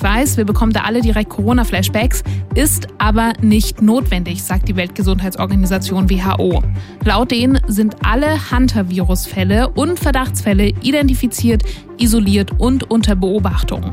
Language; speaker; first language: German; native; German